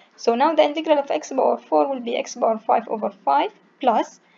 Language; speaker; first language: English; non-native, fluent; Arabic